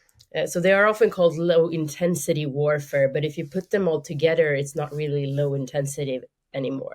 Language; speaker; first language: English; non-native, fluent; Swedish